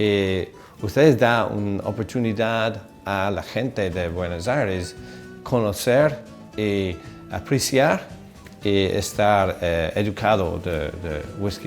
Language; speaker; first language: Spanish; non-native, fluent; English